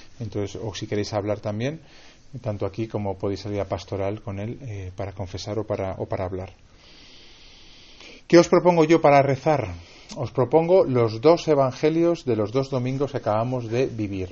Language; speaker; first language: Spanish; native; Spanish